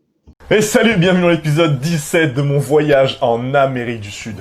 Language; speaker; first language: French; native; French